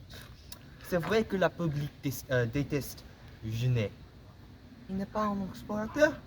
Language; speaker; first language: French; non-native, learner; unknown